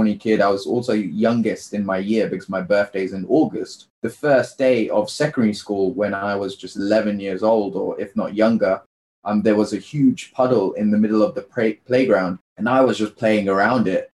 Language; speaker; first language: English; native; English